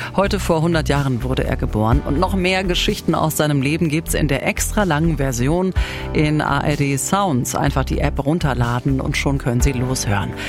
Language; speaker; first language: German; native; German